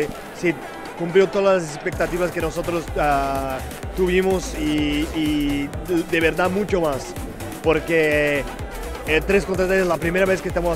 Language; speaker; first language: Spanish; non-native, fluent; Portuguese